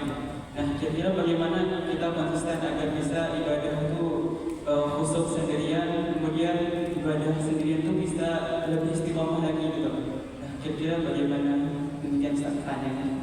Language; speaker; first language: Indonesian; native; Indonesian